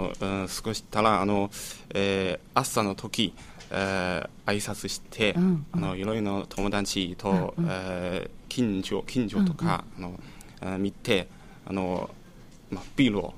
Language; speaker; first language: Japanese; non-native, learner; Chinese